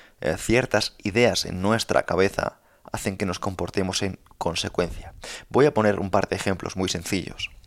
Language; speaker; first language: Spanish; native; Spanish